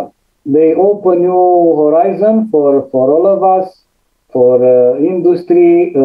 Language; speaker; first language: English; non-native, fluent; Romanian